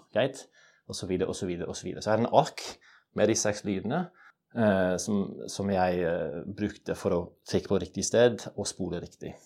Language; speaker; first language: Norwegian; non-native, fluent; English